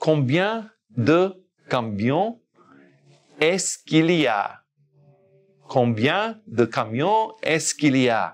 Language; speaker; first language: French; non-native, fluent; English